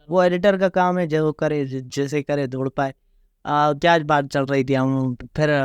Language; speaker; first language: Urdu; non-native, local second language; Sindhi